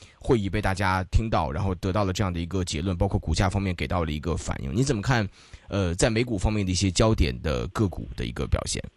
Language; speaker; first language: Chinese; non-native, local second language; Cantonese